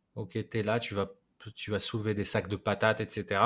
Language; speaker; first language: French; non-native, local second language; Arabic